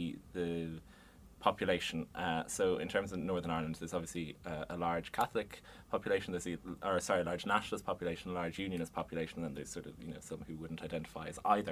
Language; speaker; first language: English; native; English